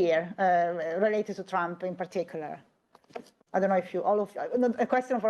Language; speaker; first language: English; non-native, fluent; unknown